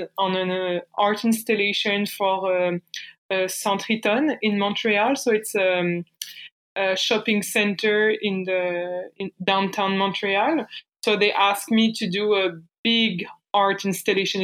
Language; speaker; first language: English; non-native, fluent; French